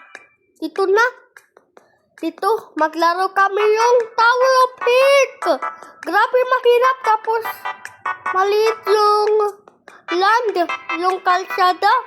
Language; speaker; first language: Filipino; non-native, learner; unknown